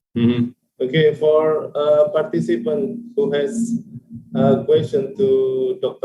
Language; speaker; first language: English; non-native, fluent; Indonesian